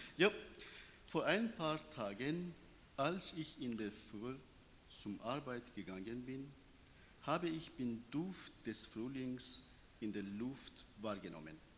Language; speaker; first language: German; non-native, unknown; Persian